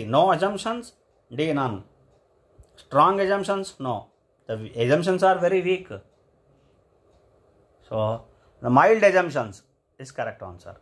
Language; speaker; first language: English; non-native, local second language; Telugu